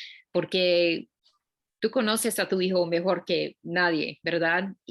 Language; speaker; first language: Spanish; non-native, learner; English